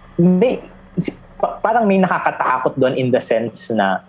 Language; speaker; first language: Filipino; native; Filipino